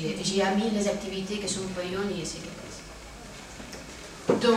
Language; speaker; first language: French; non-native, fluent; Spanish